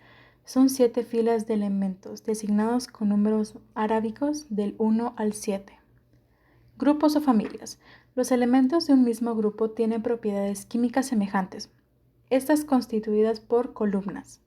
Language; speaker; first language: Spanish; native; Spanish